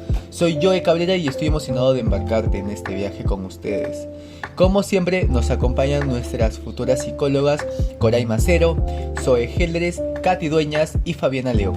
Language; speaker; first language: Spanish; native; Spanish